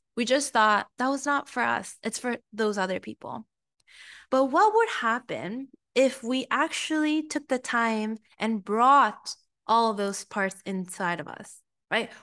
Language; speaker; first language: English; early bilingual, other home language; Spanish